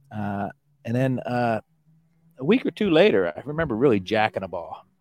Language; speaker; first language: English; native; English